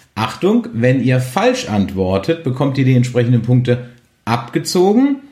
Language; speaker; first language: German; native; German